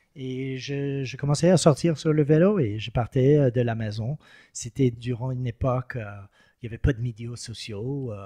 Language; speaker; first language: French; non-native, local second language; English